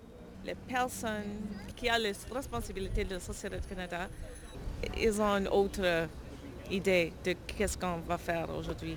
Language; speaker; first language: French; non-native, learner; English